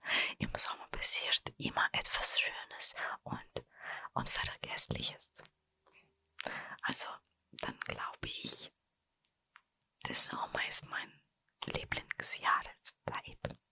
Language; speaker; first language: German; non-native, fluent; Russian